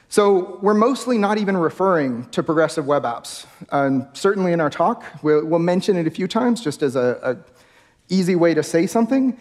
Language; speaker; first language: English; native; English